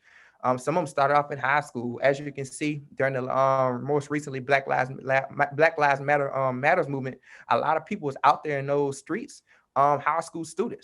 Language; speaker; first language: English; native; English